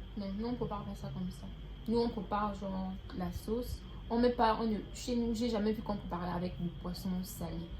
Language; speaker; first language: French; native; French